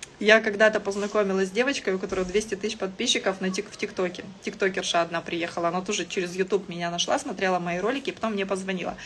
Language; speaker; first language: Russian; native; Russian